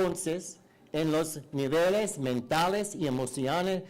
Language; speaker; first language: Spanish; non-native, learner; English